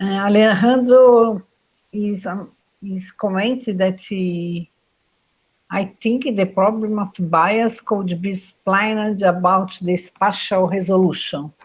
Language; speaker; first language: English; non-native, fluent; Portuguese